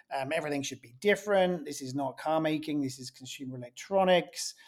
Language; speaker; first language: English; native; English